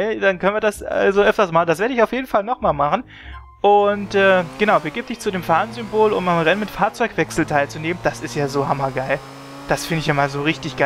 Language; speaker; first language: German; native; German